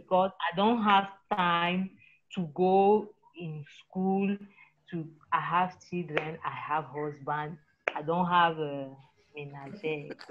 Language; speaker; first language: English; non-native, learner; French